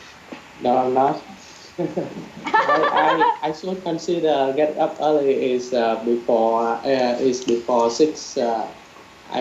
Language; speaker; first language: English; non-native, learner; Vietnamese